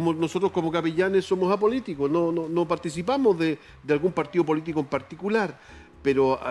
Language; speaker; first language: Spanish; native; Spanish